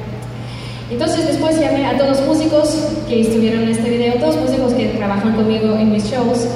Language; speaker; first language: Spanish; non-native, fluent; Russian